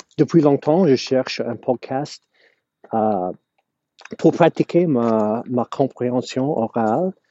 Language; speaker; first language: French; non-native, fluent; English